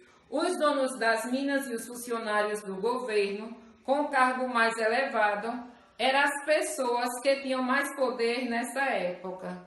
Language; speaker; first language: Portuguese; native; Portuguese